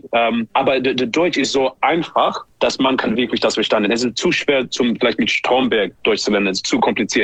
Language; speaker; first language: German; non-native, learner; English